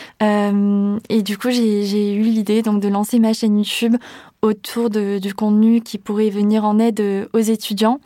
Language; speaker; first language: French; native; French